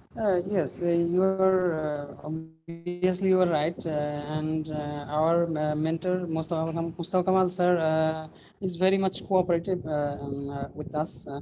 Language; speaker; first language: English; non-native, learner; Bangla